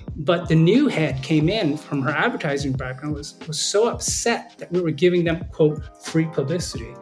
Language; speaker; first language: English; native; English